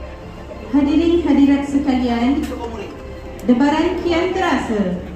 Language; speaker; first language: Malay; native; Malay